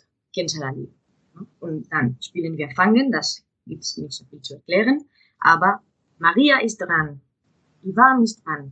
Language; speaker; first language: German; non-native, fluent; Spanish